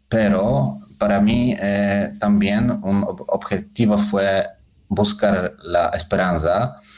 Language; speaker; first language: Spanish; non-native, fluent; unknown